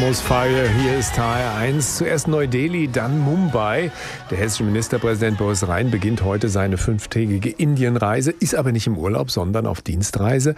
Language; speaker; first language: German; native; German